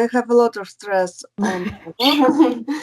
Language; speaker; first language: English; non-native, learner; Russian